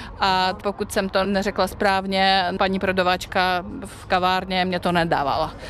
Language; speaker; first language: Czech; non-native, fluent; Russian